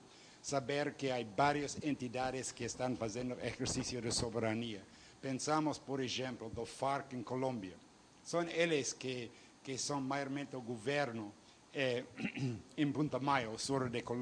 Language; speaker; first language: Portuguese; non-native, fluent; Spanish